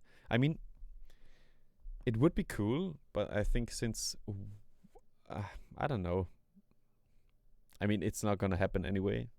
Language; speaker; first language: English; non-native, fluent; German